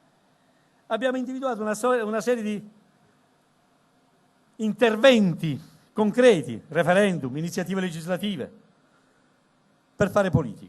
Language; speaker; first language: Italian; native; Italian